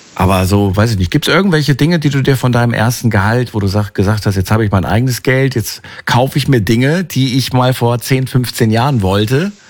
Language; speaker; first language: German; native; German